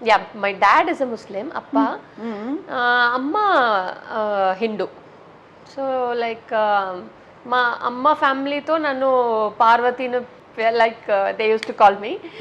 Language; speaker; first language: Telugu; non-native, learner; Tamil